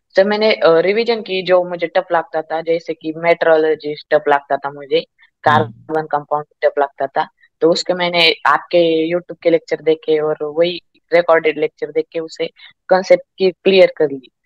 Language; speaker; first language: Hindi; non-native, local second language; Marathi